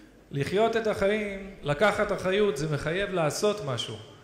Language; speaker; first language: Hebrew; native; Hebrew